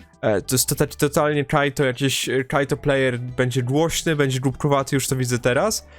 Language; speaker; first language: Polish; native; Polish